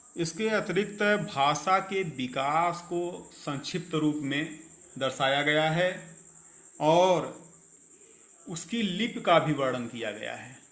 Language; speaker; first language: Hindi; native; Hindi